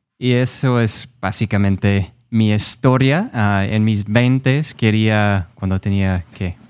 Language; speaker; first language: Spanish; non-native, fluent; English